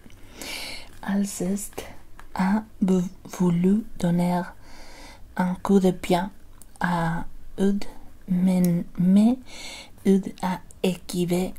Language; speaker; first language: French; non-native, learner; Spanish